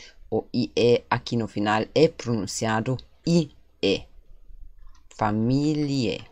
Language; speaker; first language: Portuguese; non-native, fluent; German